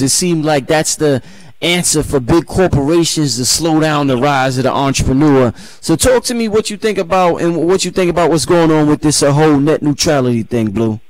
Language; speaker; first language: English; native; English